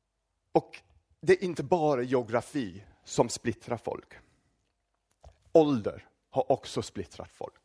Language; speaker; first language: Swedish; non-native, fluent; English